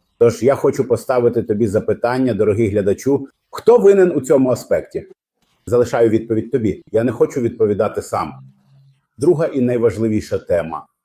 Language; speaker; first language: Ukrainian; non-native, fluent; Arabic